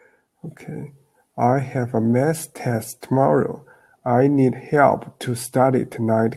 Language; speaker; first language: English; non-native, learner; Chinese